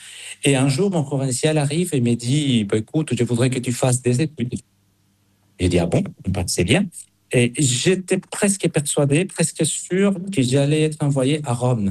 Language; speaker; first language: French; non-native, fluent; Spanish